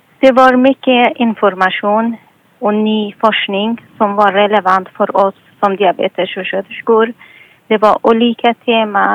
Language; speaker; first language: Swedish; non-native, fluent; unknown